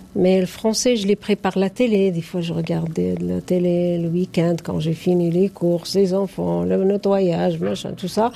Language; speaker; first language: French; non-native, fluent; Arabic